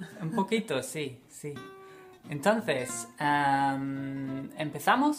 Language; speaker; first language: Spanish; non-native, fluent; English